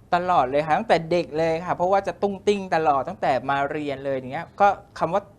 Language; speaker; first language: Thai; native; Thai